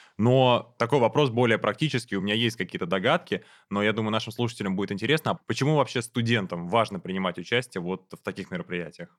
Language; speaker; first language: Russian; native; Russian